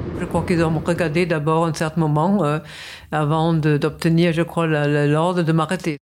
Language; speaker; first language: French; non-native, fluent; German